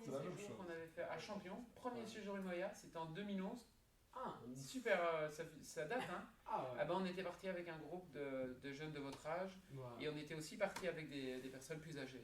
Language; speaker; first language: French; native; French